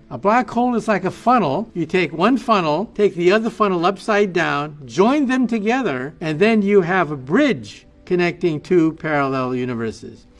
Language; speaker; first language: English; native; English